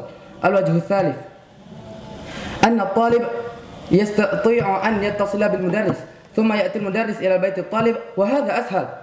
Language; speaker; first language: Arabic; non-native, learner; Indonesian